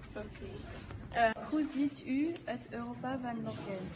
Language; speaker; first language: Dutch; non-native, learner; Spanish